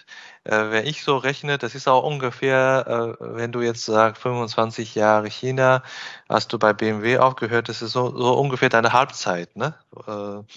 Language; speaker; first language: German; non-native, fluent; Chinese